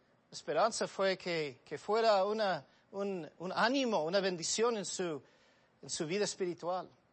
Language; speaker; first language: Spanish; non-native, fluent; English